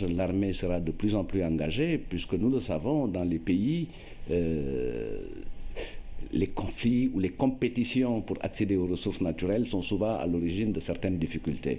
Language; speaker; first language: French; non-native, local second language; Wolof